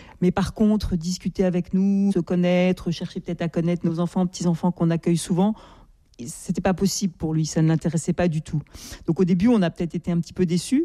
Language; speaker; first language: French; native; French